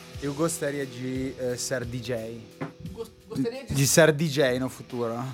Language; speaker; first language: Portuguese; non-native, fluent; Italian